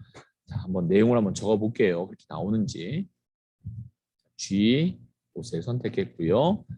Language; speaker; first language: Korean; native; Korean